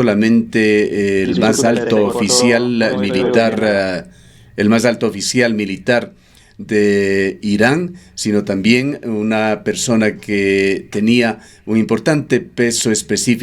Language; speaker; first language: Spanish; native; Spanish